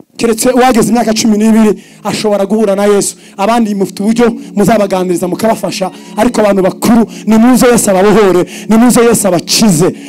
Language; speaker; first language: Kinyarwanda; early bilingual, heritage; Kinyarwanda